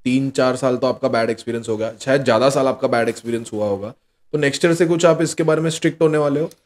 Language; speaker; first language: Hindi; non-native, local second language; Marathi